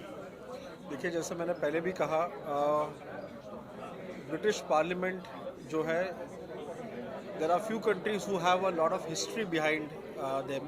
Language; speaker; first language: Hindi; native; Hindi